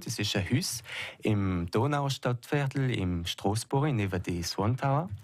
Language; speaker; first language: German; non-native, local second language; French